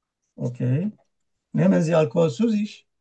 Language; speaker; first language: German; non-native, learner; Turkish